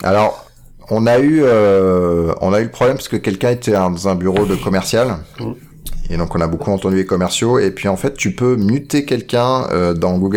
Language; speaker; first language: French; native; French